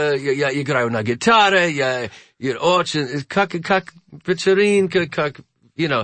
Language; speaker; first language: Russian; non-native, learner; English